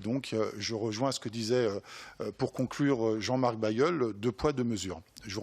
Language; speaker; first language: French; native; French